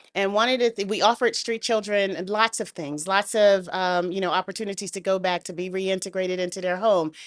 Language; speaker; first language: English; native; English